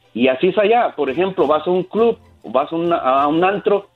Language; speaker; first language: Spanish; native; Spanish